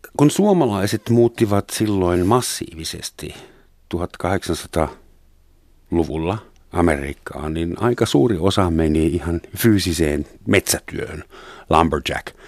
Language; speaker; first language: Finnish; native; Finnish